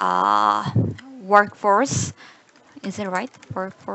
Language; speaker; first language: English; non-native, learner; Korean